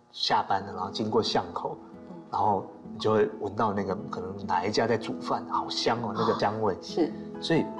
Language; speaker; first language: Chinese; native; Chinese